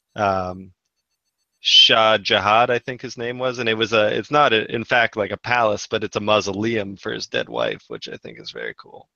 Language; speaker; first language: English; native; English